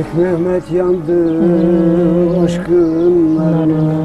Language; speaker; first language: Turkish; native; Turkish